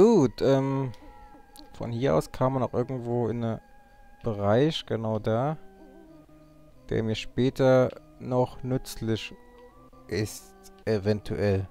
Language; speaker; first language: German; native; German